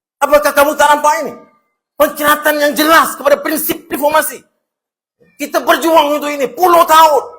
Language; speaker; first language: Malay; native; Malay